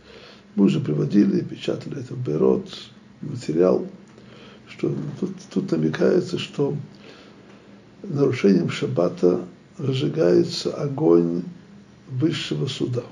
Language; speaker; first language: Russian; native; Russian